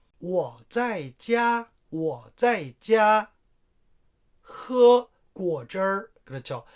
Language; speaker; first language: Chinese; non-native, fluent; Korean